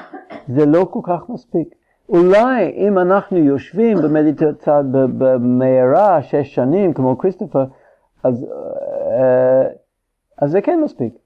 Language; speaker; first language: Hebrew; non-native, fluent; English